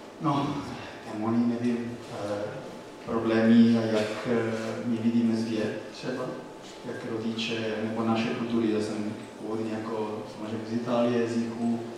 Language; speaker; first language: Czech; non-native, learner; Italian